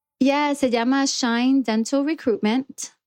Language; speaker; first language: Spanish; early bilingual, heritage; Spanish